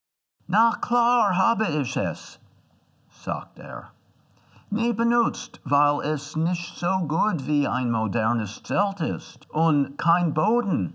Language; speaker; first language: German; non-native, fluent; English